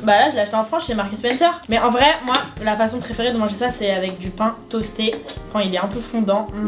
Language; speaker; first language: French; early bilingual, heritage; French